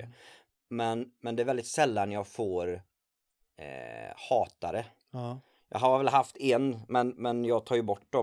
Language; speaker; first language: Swedish; native; Swedish